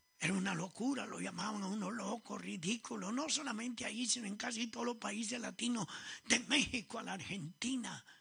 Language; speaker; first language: Spanish; early bilingual, other home language; Italian